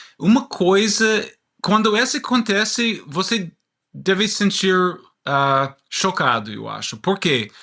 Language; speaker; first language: Portuguese; non-native, learner; English